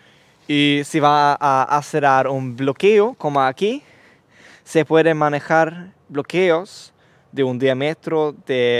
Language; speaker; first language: Spanish; non-native, learner; Swedish